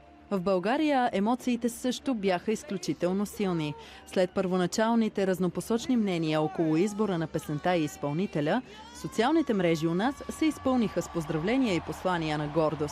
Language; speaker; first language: Bulgarian; native; Bulgarian